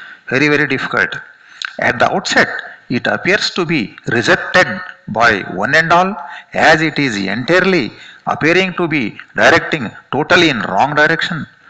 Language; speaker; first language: English; non-native, local second language; Kannada